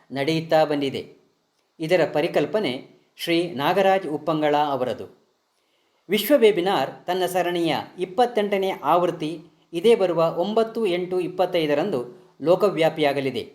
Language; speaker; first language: Kannada; non-native, local second language; Marathi